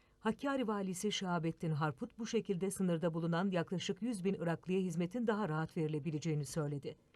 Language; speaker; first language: Turkish; native; Turkish